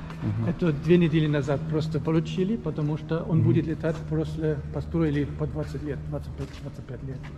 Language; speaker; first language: Russian; non-native, fluent; German